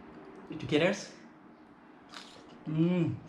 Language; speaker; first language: English; non-native, local second language; Khmer